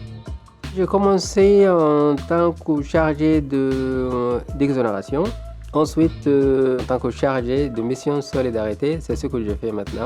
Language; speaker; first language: French; non-native, fluent; Arabic